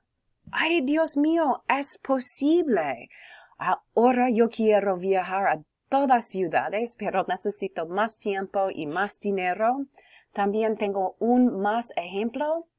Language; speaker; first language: Spanish; non-native, learner; English